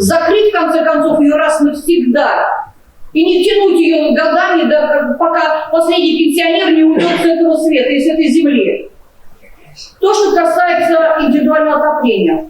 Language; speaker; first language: Russian; native; Russian